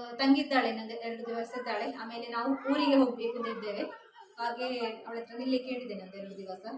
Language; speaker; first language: Kannada; native; Kannada